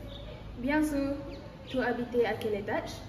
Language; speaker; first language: French; non-native, learner; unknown